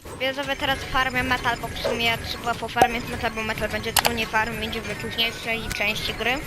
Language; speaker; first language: Polish; native; Polish